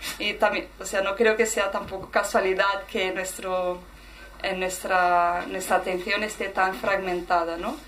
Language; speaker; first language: Spanish; non-native, fluent; Portuguese